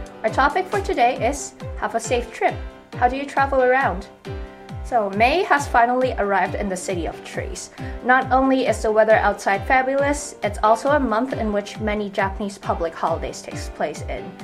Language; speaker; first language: English; native; English